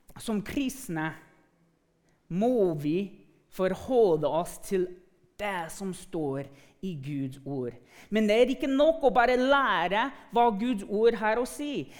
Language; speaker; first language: Norwegian; non-native, fluent; English